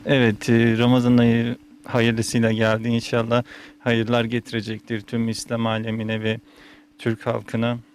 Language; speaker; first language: Turkish; native; Turkish